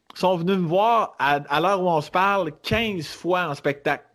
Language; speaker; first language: French; native; French